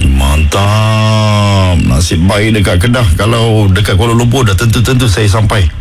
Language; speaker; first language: Malay; native; Malay